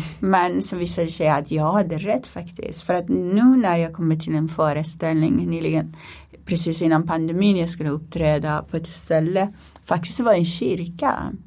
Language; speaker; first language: Swedish; non-native, fluent; Persian